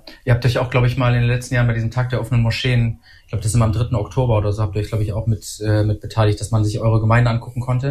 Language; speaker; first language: German; native; German